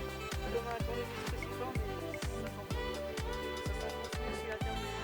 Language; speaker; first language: French; native; French